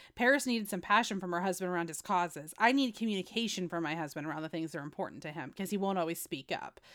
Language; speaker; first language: English; early bilingual, other home language; Spanish